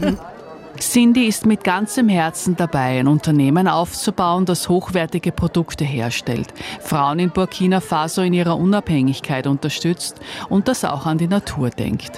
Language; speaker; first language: German; native; German